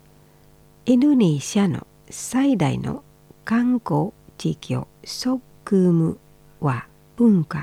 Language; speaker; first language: Japanese; non-native, fluent; Indonesian